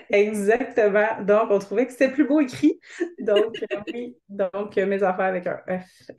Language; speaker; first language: French; native; French